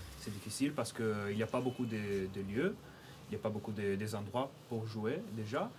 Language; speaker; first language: French; non-native, fluent; Italian